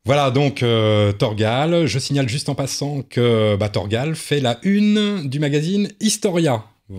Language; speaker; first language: French; native; French